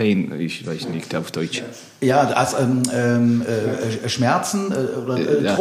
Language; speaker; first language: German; non-native, learner; Spanish